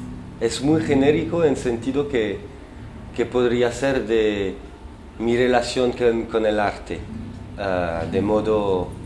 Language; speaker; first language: Spanish; non-native, fluent; French